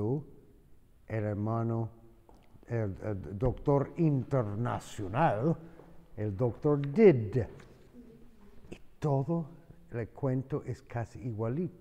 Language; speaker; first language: Spanish; non-native, fluent; English